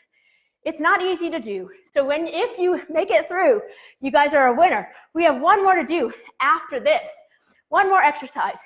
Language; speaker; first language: English; native; English